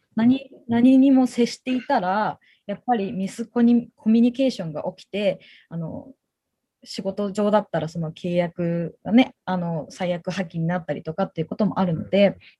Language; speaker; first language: Japanese; native; Japanese